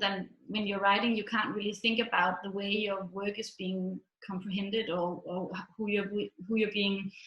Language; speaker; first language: English; non-native, fluent; Danish